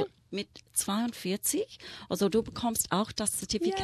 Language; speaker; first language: German; non-native, fluent; English